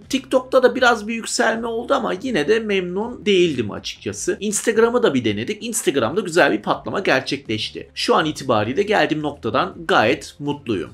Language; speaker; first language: Turkish; early bilingual, heritage; Turkish